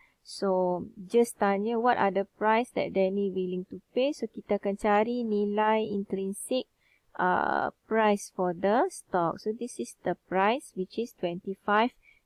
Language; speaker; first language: English; non-native, local second language; Malay